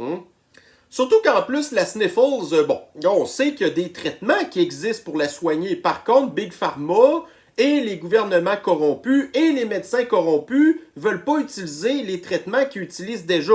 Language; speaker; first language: French; native; French